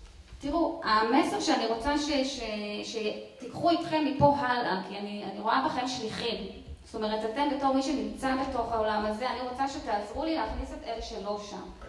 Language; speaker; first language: Hebrew; native; Hebrew